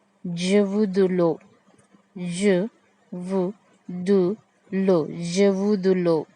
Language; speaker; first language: French; non-native, fluent; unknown